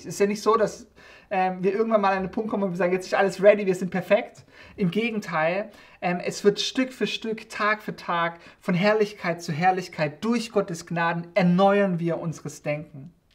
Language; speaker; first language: German; native; German